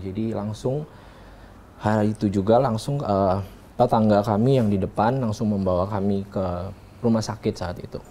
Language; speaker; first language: Indonesian; native; Indonesian